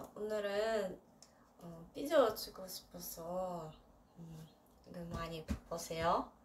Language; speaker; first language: Korean; non-native, learner; Russian